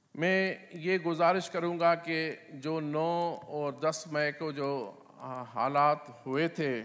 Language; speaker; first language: Urdu; non-native, local second language; Sindhi